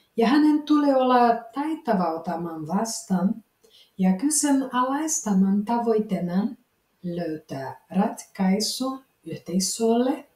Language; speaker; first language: Finnish; non-native, learner; Portuguese